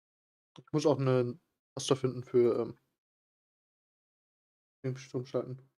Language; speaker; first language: German; native; German